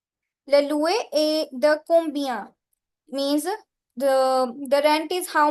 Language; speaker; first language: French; non-native, fluent; Punjabi